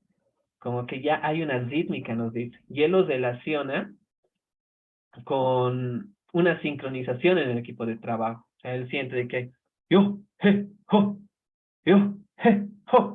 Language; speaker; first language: Spanish; native; Spanish